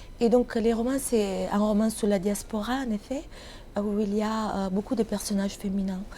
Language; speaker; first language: French; non-native, fluent; Italian